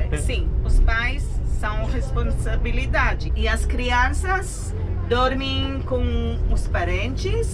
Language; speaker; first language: Portuguese; non-native, learner; Hebrew